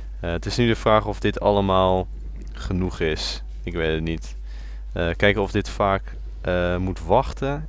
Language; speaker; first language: Dutch; native; Dutch